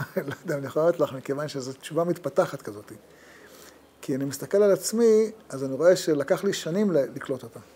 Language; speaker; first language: Hebrew; native; Hebrew